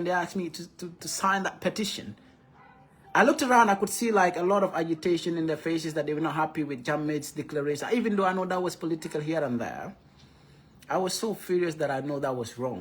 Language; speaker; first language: English; non-native, local second language; Wolof